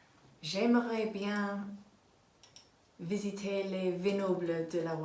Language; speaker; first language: French; non-native, learner; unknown